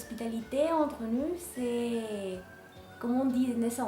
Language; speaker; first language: French; non-native, fluent; Spanish